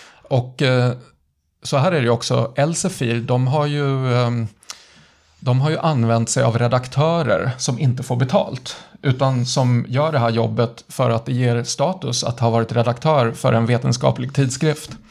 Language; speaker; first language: Swedish; native; Swedish